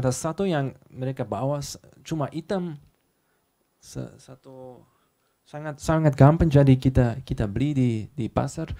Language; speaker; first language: Indonesian; non-native, learner; Dutch